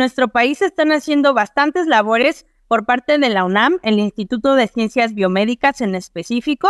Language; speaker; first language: Spanish; native; Spanish